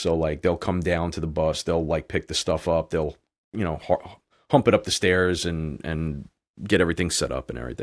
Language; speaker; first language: English; native; English